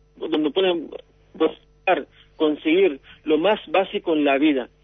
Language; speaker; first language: Spanish; non-native, fluent; Arabic